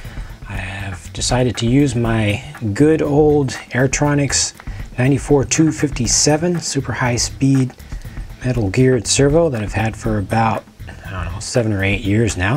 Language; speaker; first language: English; native; English